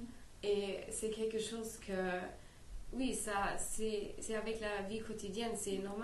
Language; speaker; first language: French; non-native, learner; English